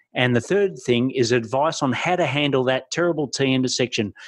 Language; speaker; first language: English; native; English